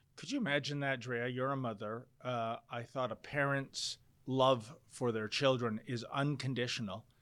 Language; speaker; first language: English; native; English